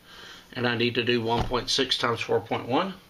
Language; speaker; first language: English; native; English